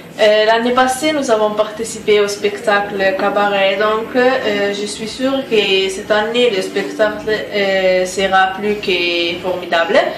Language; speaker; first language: French; non-native, learner; Italian